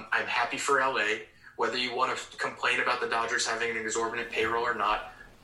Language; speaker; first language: English; native; English